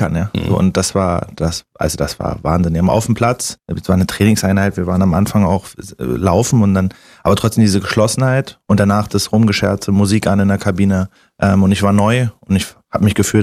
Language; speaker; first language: German; native; German